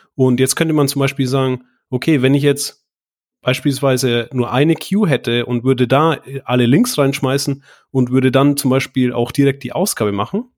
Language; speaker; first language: German; native; German